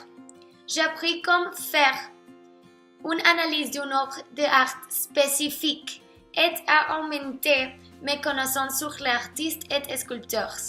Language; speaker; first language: French; non-native, learner; Spanish